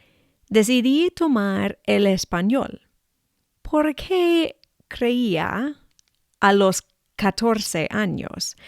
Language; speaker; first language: Spanish; non-native, fluent; English